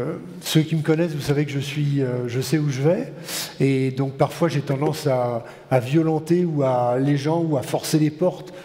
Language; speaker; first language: French; native; French